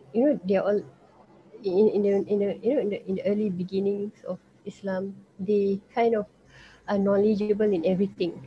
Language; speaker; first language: English; non-native, local second language; Malay